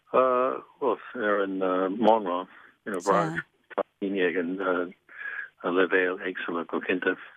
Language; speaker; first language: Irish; non-native, learner; English